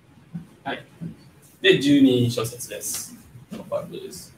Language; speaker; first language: Japanese; non-native, fluent; English